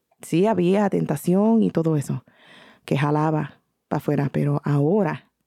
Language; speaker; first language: Spanish; early bilingual, heritage; Spanish